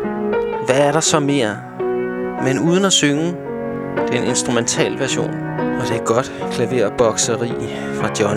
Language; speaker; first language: Danish; native; Danish